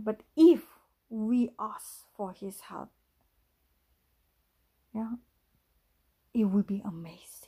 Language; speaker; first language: English; non-native, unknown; Indonesian